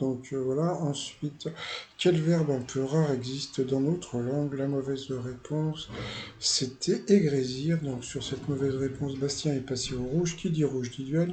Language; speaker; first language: French; native; French